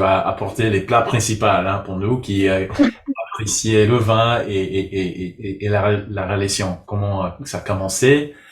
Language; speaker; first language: French; non-native, learner; English